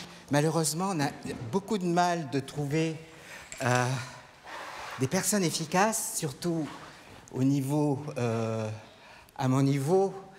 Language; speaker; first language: French; native; French